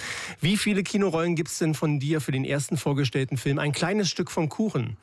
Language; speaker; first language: German; native; German